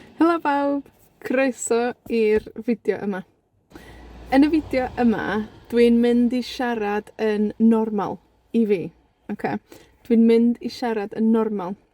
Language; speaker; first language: Welsh; native; Welsh